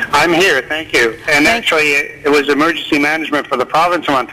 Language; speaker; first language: English; native; English